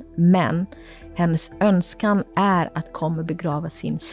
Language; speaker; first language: Swedish; non-native, fluent; Kurdish